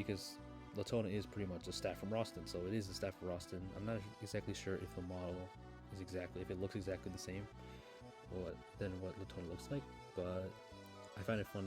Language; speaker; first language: English; native; English